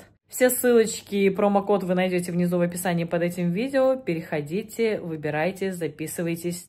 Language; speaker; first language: Russian; native; Russian